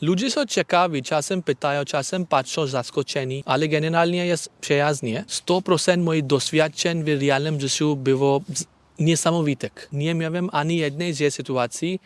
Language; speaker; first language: Polish; non-native, learner; Hindi